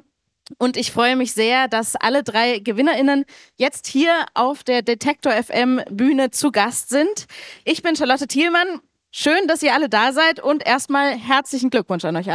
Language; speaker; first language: German; native; German